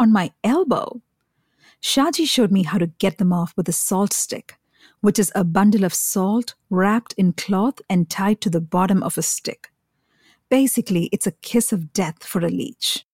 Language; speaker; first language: English; non-native, local second language; Malayalam